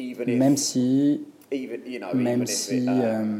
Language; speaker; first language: French; non-native, fluent; English